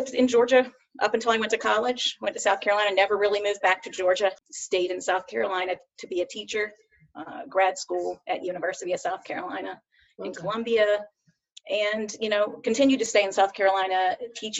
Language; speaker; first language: English; native; English